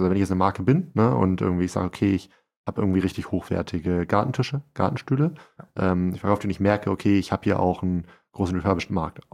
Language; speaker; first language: German; native; German